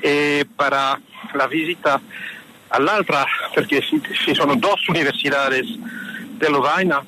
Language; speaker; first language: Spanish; non-native, fluent; French